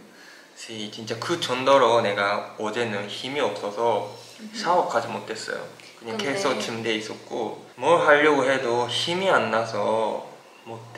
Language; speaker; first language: Korean; non-native, fluent; Japanese